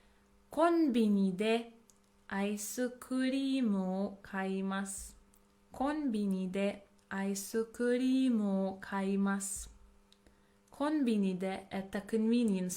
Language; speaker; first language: Japanese; non-native, fluent; English